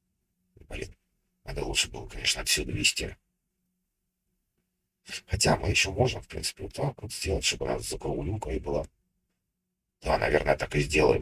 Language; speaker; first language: Russian; native; Russian